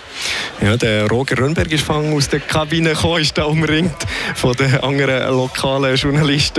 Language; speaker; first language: German; native; German